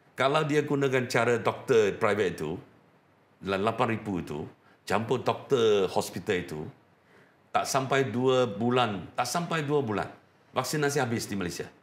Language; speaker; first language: Malay; non-native, local second language; Chinese